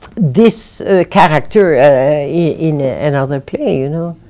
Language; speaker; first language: English; non-native, fluent; French